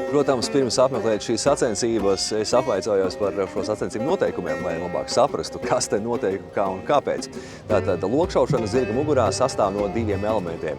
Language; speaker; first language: Latvian; native; Latvian